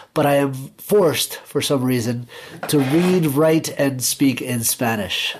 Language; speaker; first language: English; early bilingual, other home language; Spanish